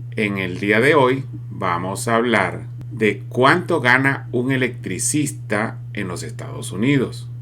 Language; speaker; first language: Spanish; native; Spanish